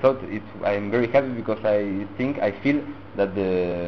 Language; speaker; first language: English; non-native, learner; Spanish